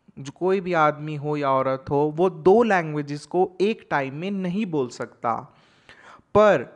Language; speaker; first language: Hindi; native; Hindi